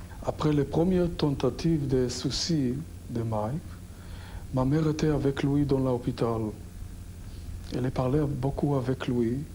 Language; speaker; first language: French; non-native, learner; Hebrew